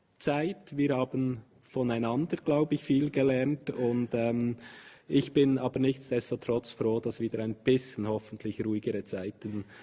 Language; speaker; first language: German; native; German